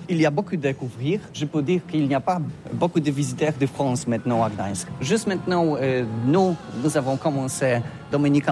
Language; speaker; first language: French; non-native, learner; Polish